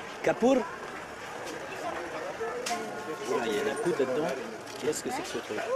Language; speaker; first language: French; native; French